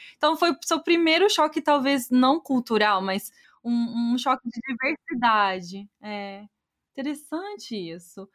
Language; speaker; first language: Portuguese; native; Portuguese